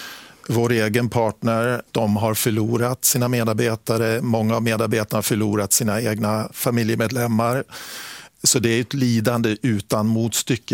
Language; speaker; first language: Swedish; native; Swedish